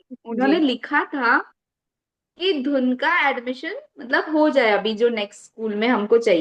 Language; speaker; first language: Hindi; native; Hindi